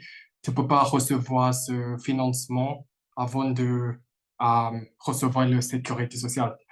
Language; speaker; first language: French; non-native, fluent; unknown